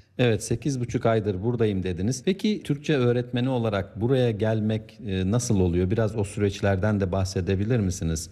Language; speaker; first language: Turkish; native; Turkish